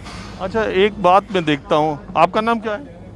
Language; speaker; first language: Hindi; native; Hindi